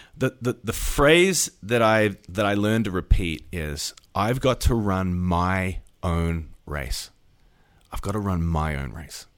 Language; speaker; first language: English; native; English